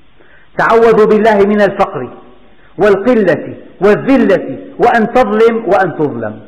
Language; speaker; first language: Arabic; native; Arabic